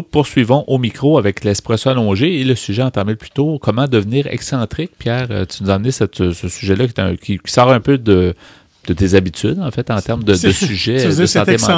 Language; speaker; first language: French; native; French